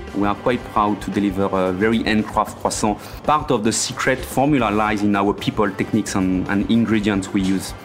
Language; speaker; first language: English; non-native, fluent; French